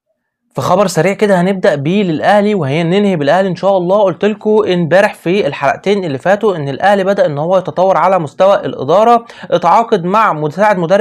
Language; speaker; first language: Arabic; native; Arabic